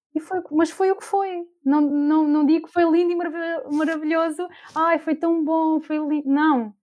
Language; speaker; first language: Portuguese; native; Portuguese